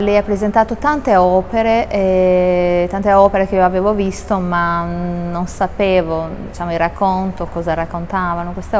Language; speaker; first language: Italian; non-native, fluent; Albanian